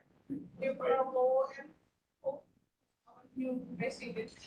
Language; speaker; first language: English; non-native, learner; Indonesian